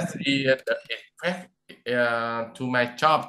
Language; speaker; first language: English; non-native, learner; Vietnamese